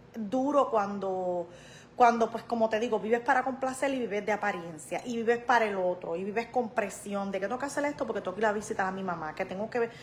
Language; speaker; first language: Spanish; native; Spanish